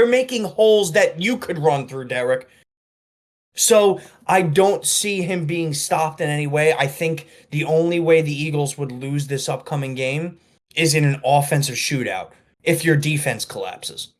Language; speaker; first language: English; native; English